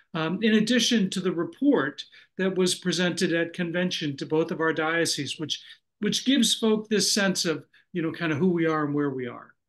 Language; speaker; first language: English; native; English